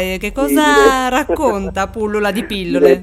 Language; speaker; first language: Italian; native; Italian